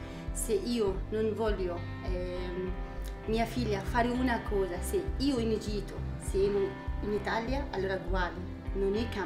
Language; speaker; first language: Italian; non-native, learner; Arabic